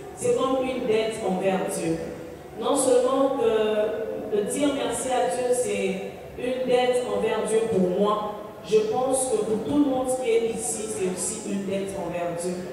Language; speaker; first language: French; non-native, local second language; Lingala